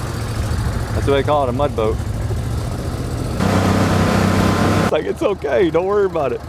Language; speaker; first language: English; native; English